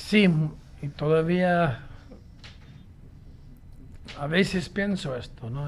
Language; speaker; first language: Spanish; non-native, fluent; English